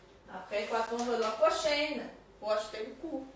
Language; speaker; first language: French; non-native, fluent; Portuguese